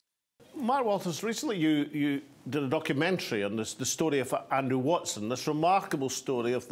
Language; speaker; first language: English; native; English